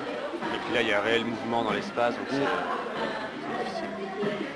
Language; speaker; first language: French; native; French